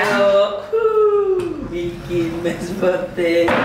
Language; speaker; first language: Indonesian; non-native, learner; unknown